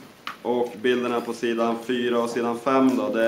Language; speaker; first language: Swedish; native; Swedish